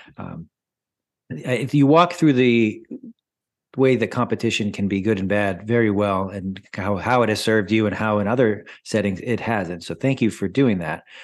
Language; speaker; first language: English; native; English